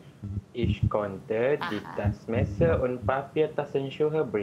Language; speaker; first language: German; non-native, learner; Malay